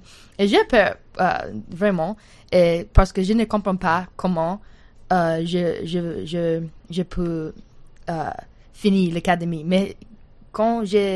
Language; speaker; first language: French; non-native, learner; English